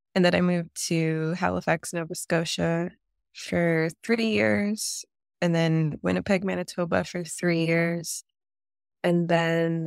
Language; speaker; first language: English; native; English